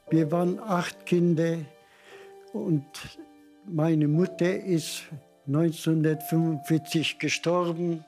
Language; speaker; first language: German; non-native, fluent; Polish